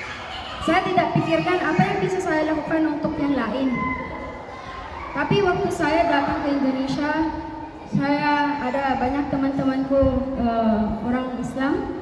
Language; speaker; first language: Indonesian; non-native, learner; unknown